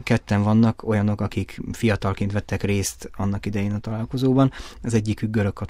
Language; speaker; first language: Hungarian; native; Hungarian